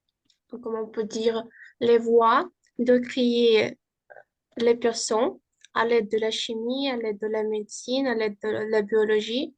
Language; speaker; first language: French; non-native, fluent; Uzbek